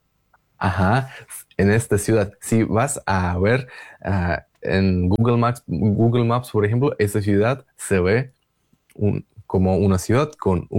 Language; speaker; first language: Spanish; non-native, learner; Russian